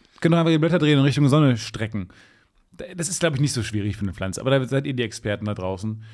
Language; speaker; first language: German; native; German